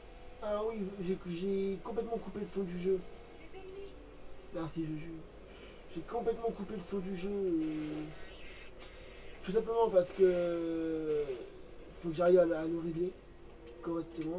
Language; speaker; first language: French; native; French